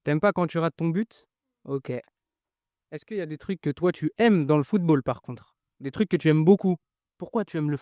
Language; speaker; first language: French; native; French